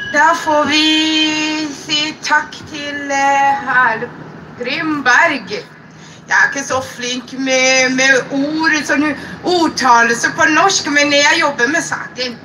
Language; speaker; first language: Norwegian; non-native, fluent; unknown